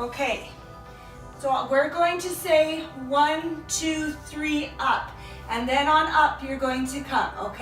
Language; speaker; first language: English; native; English